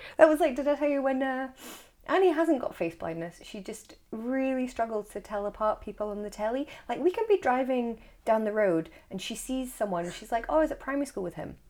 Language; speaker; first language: English; native; English